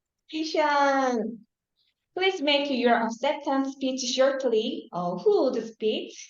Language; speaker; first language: English; non-native, learner; Korean